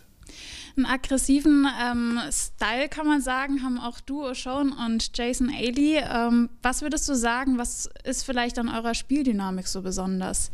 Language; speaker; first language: German; native; German